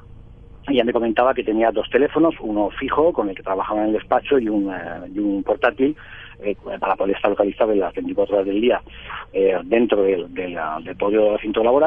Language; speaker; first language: Spanish; native; Spanish